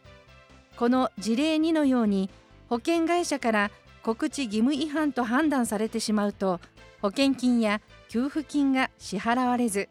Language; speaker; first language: Japanese; native; Japanese